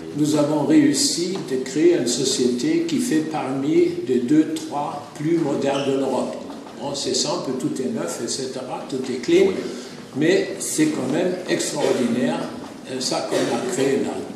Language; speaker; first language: French; non-native, fluent; German